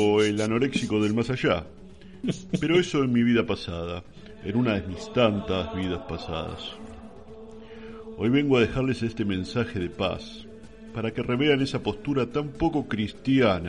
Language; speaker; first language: Spanish; native; Spanish